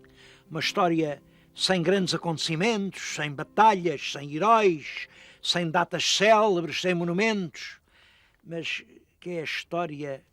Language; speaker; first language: Portuguese; native; Portuguese